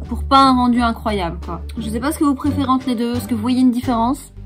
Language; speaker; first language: French; native; French